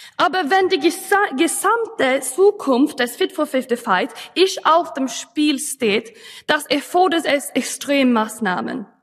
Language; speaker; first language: German; non-native, fluent; Swedish